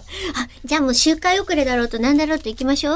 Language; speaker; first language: Japanese; native; Japanese